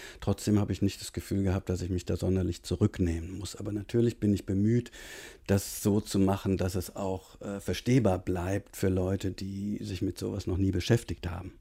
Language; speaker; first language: German; native; German